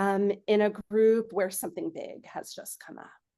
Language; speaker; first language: English; native; English